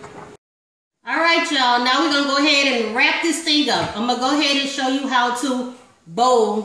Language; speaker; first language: English; native; English